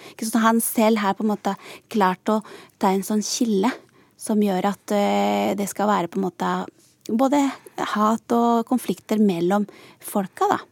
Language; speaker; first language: Norwegian; non-native, fluent; Spanish